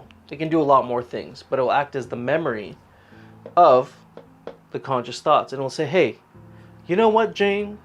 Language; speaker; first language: English; native; English